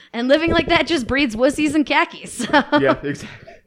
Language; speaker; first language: English; native; English